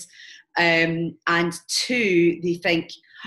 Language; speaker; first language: English; native; English